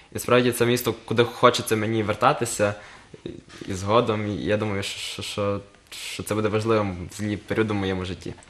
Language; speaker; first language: Ukrainian; native; Ukrainian